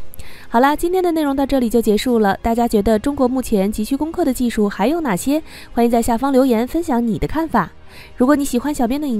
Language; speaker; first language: Chinese; native; Chinese